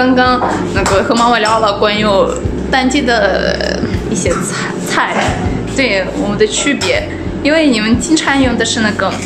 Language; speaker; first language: Chinese; non-native, fluent; Russian